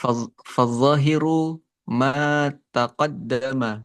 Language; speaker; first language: Arabic; non-native, fluent; Indonesian